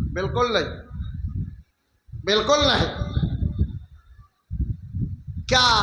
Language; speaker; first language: Urdu; non-native, local second language; Bangla